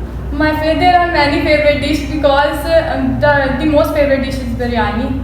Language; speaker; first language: English; non-native, local second language; Urdu